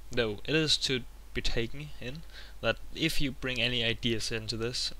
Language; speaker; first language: English; non-native, fluent; Danish